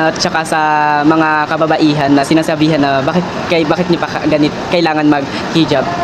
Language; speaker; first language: Filipino; non-native, local second language; Tausug